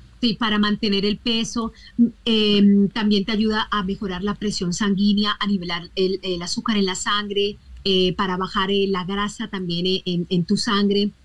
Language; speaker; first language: Spanish; native; Spanish